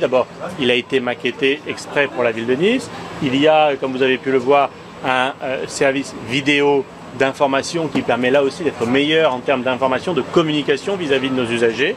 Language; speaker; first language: French; native; French